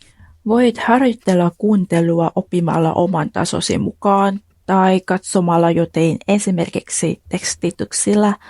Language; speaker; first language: Finnish; non-native, fluent; Vietnamese